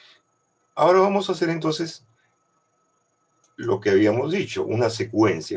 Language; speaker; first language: Spanish; native; Spanish